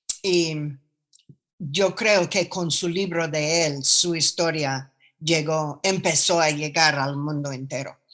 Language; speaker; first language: Spanish; non-native, fluent; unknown